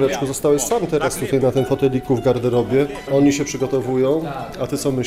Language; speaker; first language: Polish; native; Polish